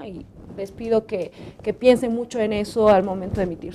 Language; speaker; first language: Spanish; native; Spanish